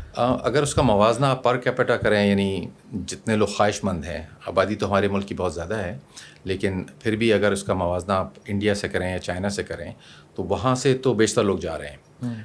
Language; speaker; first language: Urdu; native; Urdu